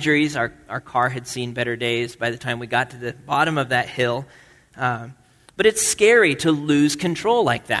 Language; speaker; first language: English; native; English